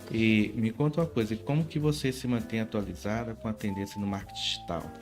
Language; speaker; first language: Portuguese; native; Portuguese